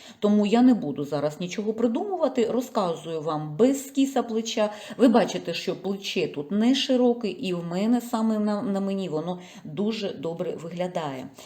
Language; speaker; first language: Ukrainian; non-native, local second language; Russian